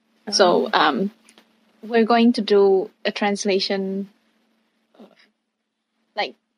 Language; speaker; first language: English; native; English